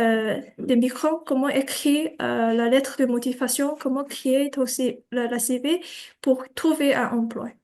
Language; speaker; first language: French; non-native, learner; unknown